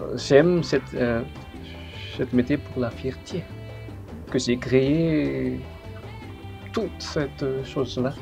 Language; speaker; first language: French; non-native, local second language; Malagasy